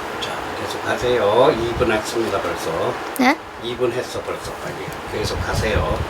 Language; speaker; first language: Korean; native; Korean